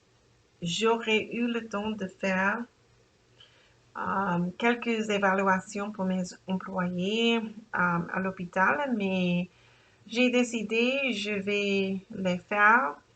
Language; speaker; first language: French; non-native, learner; English